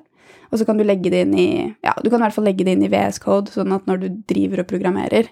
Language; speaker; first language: Norwegian; native; Norwegian